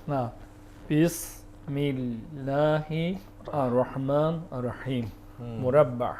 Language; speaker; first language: Arabic; non-native, learner; Chinese